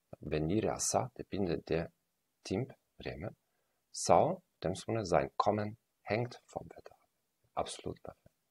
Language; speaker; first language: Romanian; non-native, fluent; German